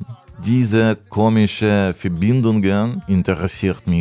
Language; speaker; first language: German; non-native, fluent; Russian